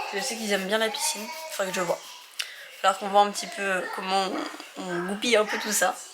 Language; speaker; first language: French; native; French